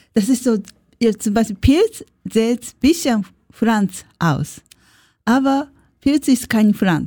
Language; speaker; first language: German; non-native, learner; Japanese